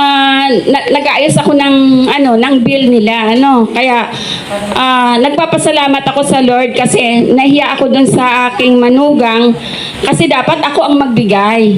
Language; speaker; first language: Filipino; native; Filipino